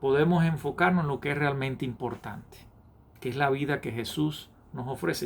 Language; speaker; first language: Spanish; native; Spanish